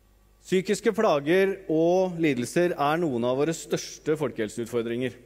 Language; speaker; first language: Norwegian; native; Norwegian